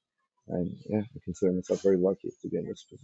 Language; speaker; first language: English; early bilingual, other home language; Persian